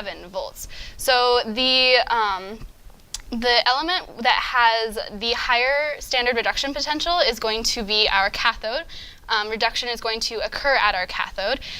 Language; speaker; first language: English; native; English